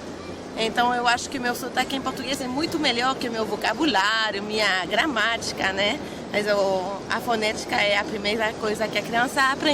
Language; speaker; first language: Portuguese; non-native, fluent; Spanish